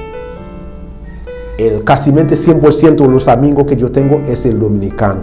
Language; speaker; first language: Spanish; non-native, learner; Haitian Creole